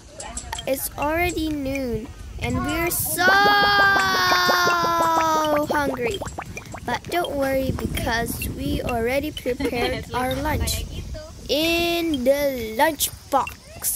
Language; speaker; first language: English; non-native, fluent; Indonesian